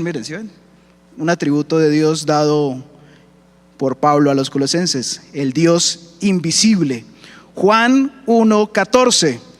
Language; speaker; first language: Spanish; native; Spanish